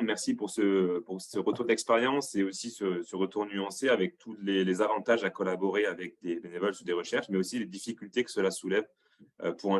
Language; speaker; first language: French; native; French